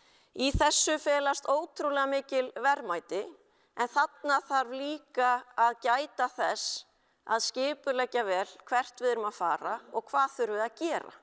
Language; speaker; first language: Icelandic; native; Icelandic